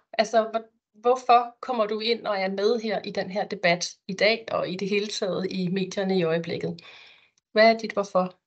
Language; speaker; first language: Danish; native; Danish